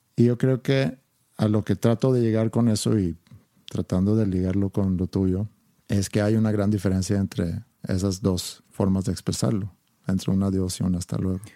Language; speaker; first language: Spanish; non-native, fluent; Swedish